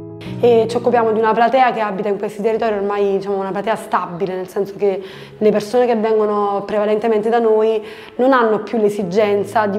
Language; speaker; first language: Italian; native; Italian